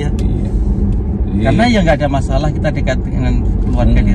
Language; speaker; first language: Indonesian; native; Indonesian